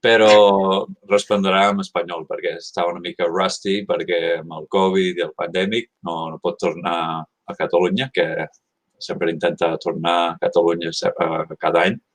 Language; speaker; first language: Catalan; non-native, learner; English